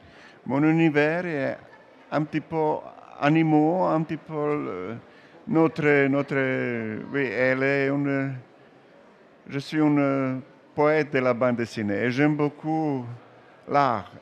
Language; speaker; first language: French; non-native, learner; Serbian